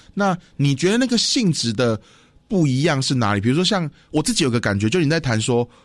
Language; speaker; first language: Chinese; non-native, local second language; Hakka Chinese